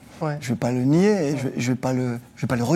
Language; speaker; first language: French; native; French